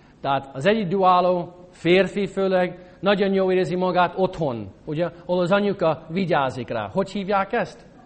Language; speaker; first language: Hungarian; non-native, fluent; English